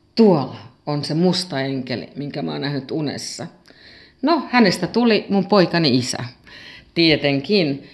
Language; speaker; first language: Finnish; native; Finnish